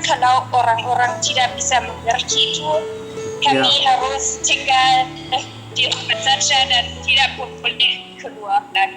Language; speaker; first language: Indonesian; non-native, fluent; German